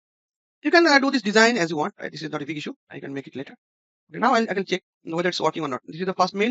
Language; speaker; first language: English; non-native, local second language; Bangla